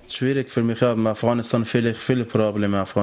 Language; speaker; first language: German; non-native, learner; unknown